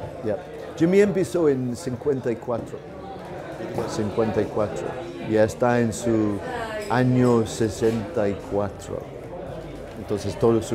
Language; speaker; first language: Spanish; non-native, learner; English